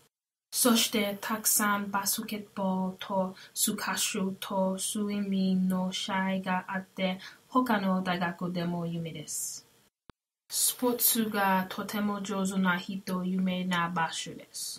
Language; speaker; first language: Japanese; non-native, learner; English